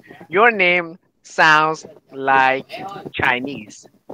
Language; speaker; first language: English; non-native, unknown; Vietnamese